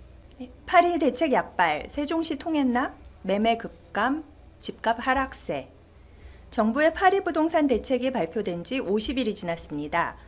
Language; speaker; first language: Korean; native; Korean